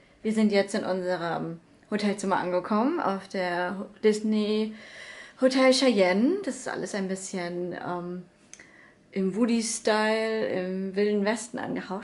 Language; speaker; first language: German; native; German